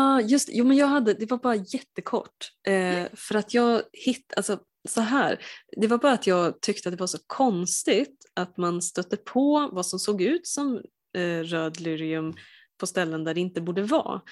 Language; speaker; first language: Swedish; native; Swedish